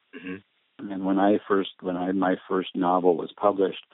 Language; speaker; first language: English; early bilingual, other home language; Spanish